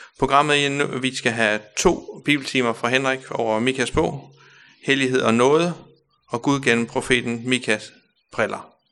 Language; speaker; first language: Danish; native; Danish